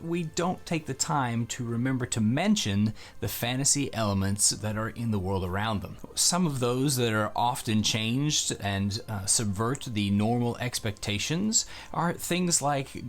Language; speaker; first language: English; native; English